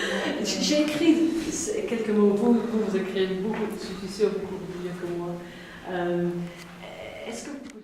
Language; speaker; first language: French; non-native, learner; English